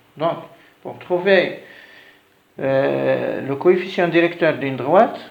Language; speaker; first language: French; non-native, local second language; Arabic